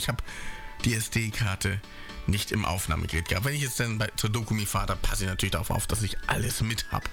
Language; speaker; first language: German; native; German